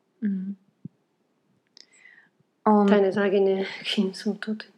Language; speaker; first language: German; non-native, fluent; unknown